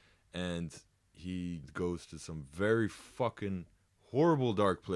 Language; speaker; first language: English; native; English